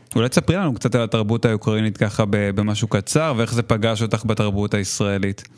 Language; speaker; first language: Hebrew; native; Hebrew